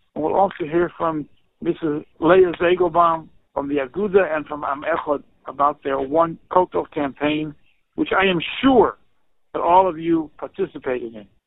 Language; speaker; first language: English; native; English